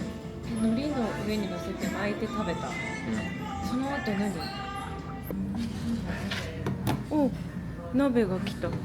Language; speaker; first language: Japanese; native; Japanese